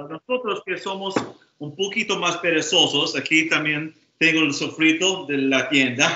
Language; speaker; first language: Spanish; early bilingual, heritage; Spanish